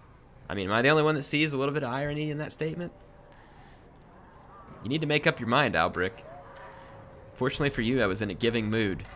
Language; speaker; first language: English; native; English